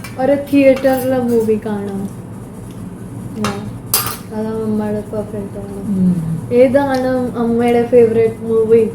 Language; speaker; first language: Malayalam; early bilingual, heritage; Malayalam